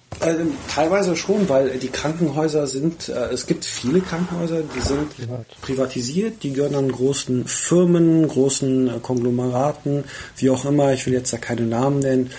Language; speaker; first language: German; early bilingual, other home language; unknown